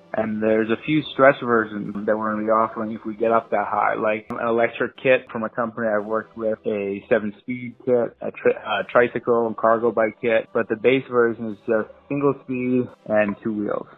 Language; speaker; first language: English; native; English